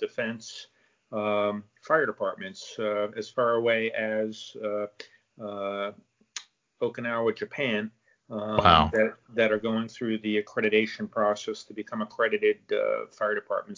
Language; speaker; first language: English; native; English